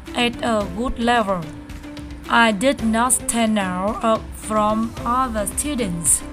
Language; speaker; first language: English; non-native, learner; Vietnamese